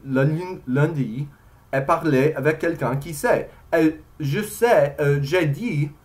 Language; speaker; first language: French; non-native, learner; English